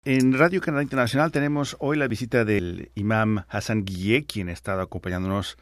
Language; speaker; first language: Spanish; native; Spanish